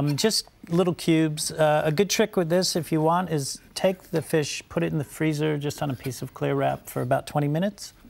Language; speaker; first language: English; native; English